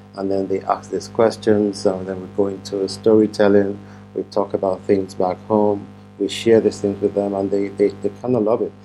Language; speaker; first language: English; non-native, local second language; Yoruba